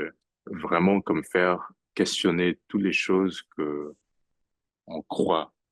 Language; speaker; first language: French; non-native, fluent; English